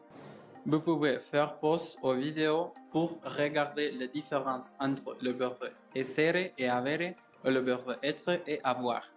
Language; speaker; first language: French; non-native, learner; Spanish